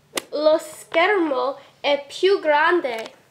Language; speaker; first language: Italian; non-native, learner; English